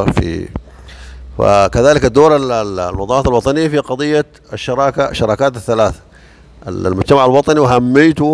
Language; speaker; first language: Arabic; native; Arabic